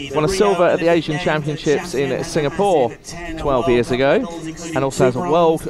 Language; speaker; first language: English; native; English